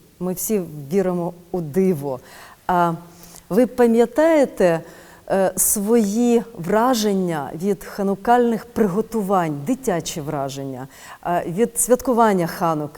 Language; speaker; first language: Ukrainian; native; Ukrainian